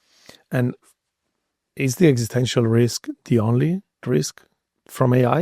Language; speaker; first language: English; non-native, fluent; Spanish